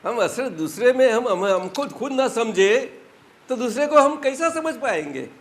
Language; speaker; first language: Hindi; non-native, local second language; Gujarati